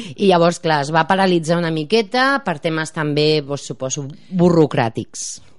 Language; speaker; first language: Catalan; non-native, local second language; Spanish